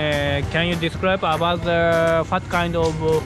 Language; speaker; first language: English; non-native, learner; Japanese